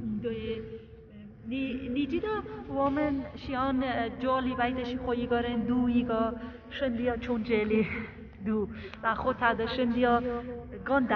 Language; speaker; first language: Chinese; non-native, learner; Persian